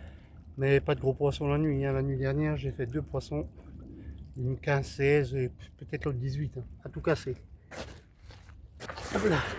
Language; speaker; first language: French; native; French